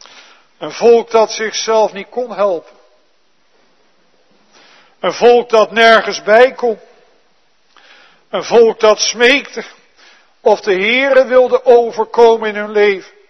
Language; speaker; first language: Dutch; native; Dutch